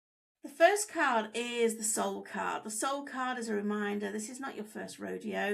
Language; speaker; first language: English; native; English